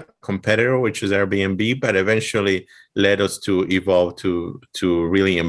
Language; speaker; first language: English; non-native, fluent; Spanish